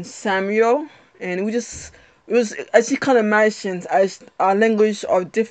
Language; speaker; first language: English; early bilingual, other home language; Haitian Creole